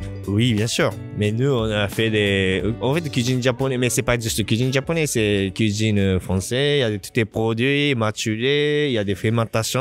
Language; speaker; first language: French; non-native, learner; Japanese